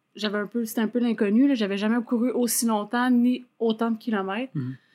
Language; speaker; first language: French; native; French